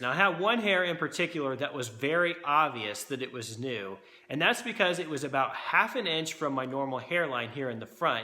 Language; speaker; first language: English; native; English